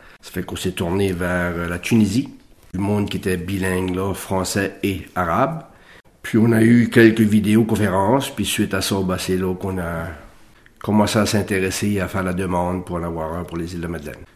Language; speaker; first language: French; native; French